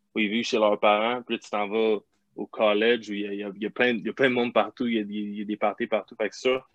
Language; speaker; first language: French; native; French